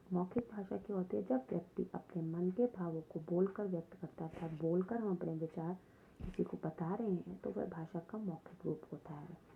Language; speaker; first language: Hindi; native; Hindi